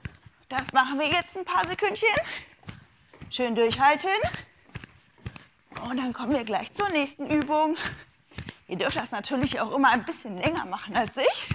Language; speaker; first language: German; native; German